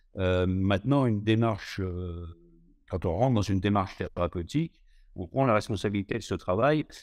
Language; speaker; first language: French; native; French